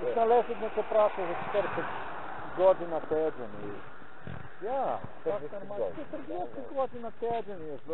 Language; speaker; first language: Polish; non-native, learner; Ukrainian